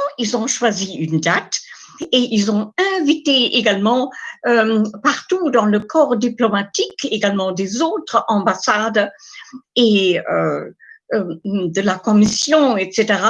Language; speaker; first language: French; non-native, fluent; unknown